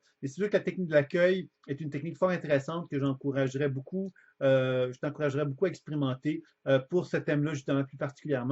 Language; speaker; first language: French; native; French